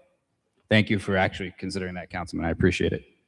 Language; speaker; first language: English; native; English